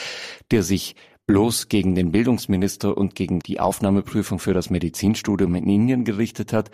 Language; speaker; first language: German; native; German